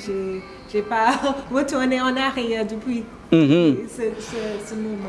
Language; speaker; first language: French; non-native, learner; English